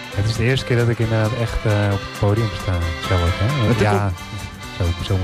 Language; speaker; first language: Dutch; native; Dutch